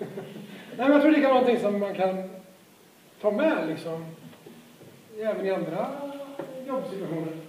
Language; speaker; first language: Swedish; native; Swedish